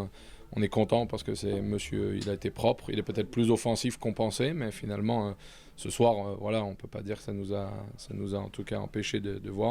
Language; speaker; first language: French; native; French